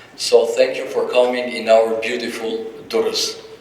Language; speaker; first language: English; non-native, fluent; Albanian